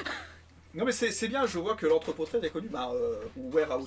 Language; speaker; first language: French; native; French